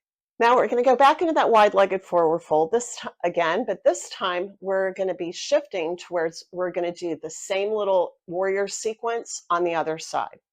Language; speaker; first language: English; native; English